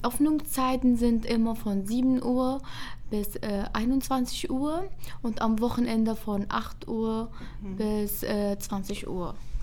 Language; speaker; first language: German; non-native, fluent; Arabic